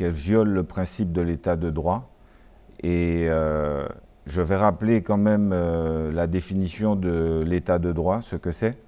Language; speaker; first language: French; native; French